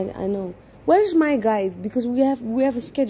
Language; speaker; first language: English; non-native, fluent; Dutch